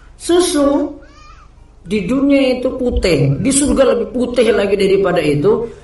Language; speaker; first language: Indonesian; native; Indonesian